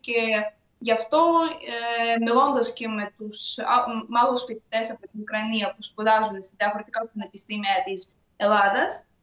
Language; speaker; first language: Greek; non-native, fluent; Ukrainian